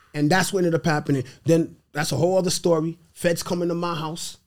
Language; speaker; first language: English; early bilingual, other home language; Haitian Creole